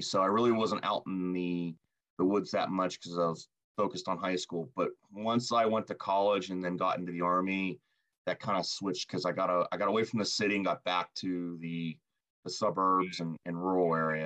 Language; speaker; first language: English; native; English